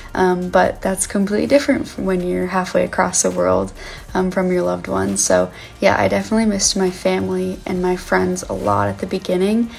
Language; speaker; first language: English; native; English